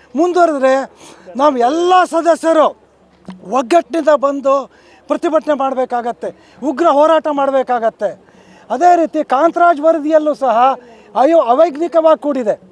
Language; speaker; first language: Kannada; native; Kannada